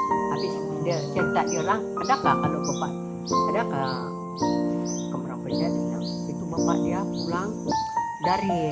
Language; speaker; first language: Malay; non-native, local second language; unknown